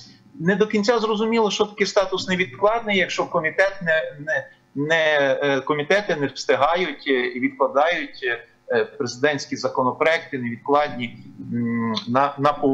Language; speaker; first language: Ukrainian; native; Ukrainian